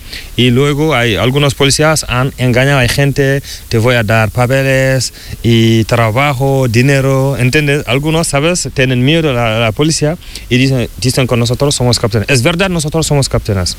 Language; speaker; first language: Spanish; non-native, learner; Fula